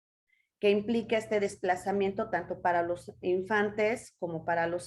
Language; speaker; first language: Spanish; native; Spanish